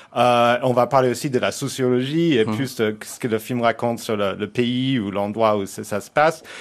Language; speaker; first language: French; non-native, fluent; English